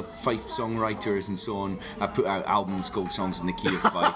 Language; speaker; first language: English; native; English